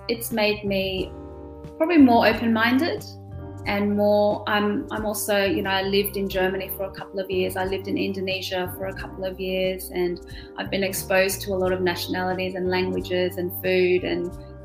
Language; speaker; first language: English; non-native, local second language; German